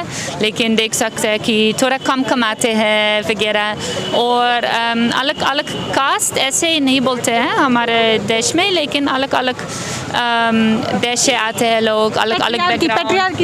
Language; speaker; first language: Hindi; non-native, learner; Dutch